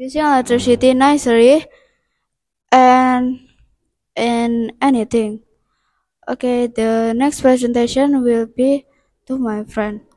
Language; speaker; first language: English; non-native, learner; Indonesian